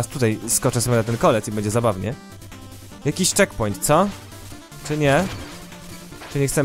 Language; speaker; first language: Polish; native; Polish